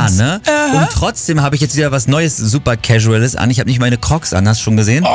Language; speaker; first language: German; native; German